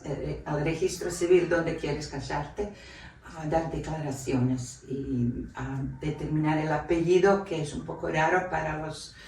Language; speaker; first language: Spanish; non-native, fluent; Croatian